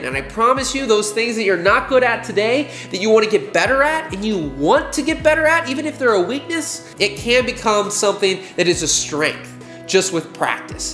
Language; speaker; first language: English; native; English